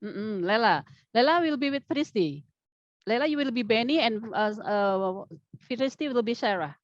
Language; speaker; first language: English; non-native, fluent; Indonesian